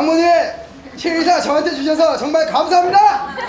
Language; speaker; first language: Korean; native; Korean